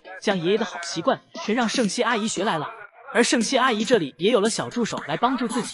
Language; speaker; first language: Chinese; native; Chinese